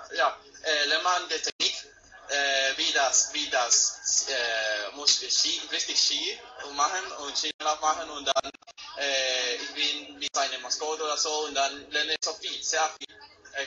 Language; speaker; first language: German; non-native, learner; Spanish